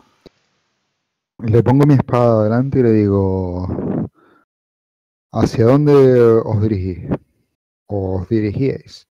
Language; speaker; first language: Spanish; native; Spanish